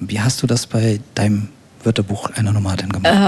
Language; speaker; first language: German; native; German